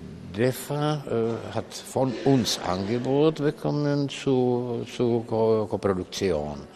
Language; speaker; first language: German; non-native, learner; Czech